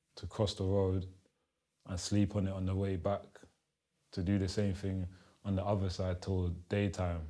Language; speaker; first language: English; early bilingual, other home language; Lingala